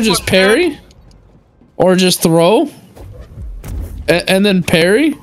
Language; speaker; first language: English; native; English